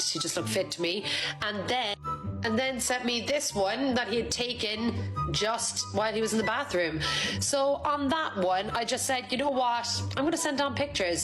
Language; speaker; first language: English; native; English